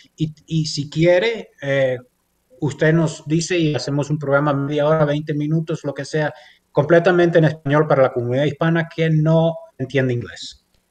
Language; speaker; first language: Spanish; native; Spanish